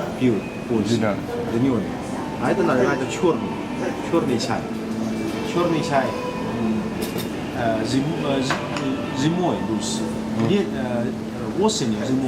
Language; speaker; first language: Russian; non-native, learner; Chinese